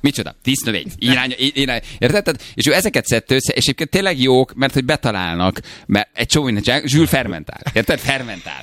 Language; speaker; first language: Hungarian; native; Hungarian